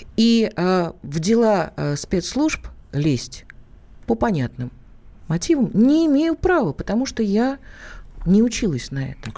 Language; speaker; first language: Russian; native; Russian